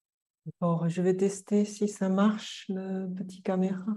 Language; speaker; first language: French; non-native, fluent; Chinese